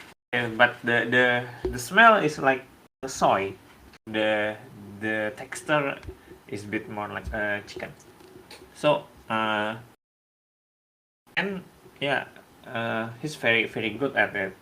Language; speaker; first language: English; non-native, learner; Indonesian